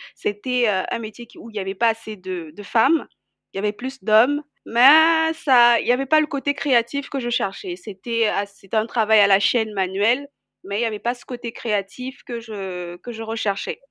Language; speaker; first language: French; non-native, local second language; Lingala